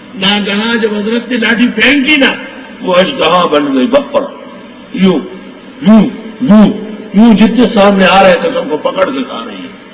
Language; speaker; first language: Urdu; non-native, local second language; Pashto